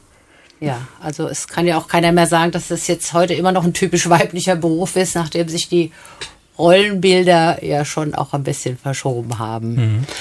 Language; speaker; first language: German; native; German